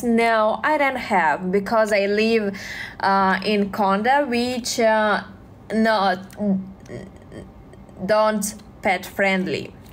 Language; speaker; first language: English; non-native, learner; Russian